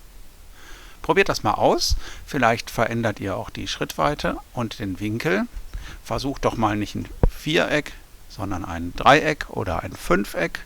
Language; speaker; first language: German; native; German